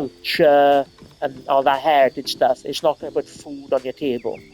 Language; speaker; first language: English; native; English